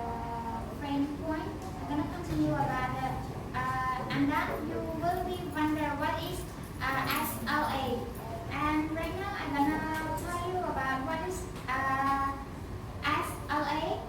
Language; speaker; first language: English; non-native, learner; Khmer